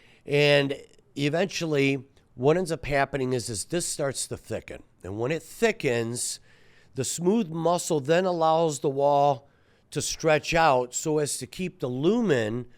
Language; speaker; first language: English; native; English